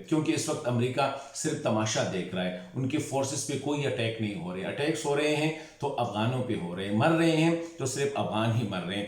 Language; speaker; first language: Hindi; non-native, local second language; Pashto